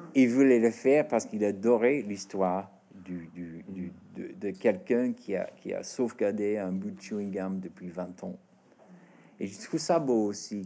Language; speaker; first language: French; non-native, fluent; English